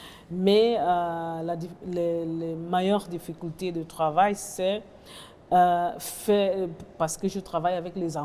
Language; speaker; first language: French; non-native, learner; Portuguese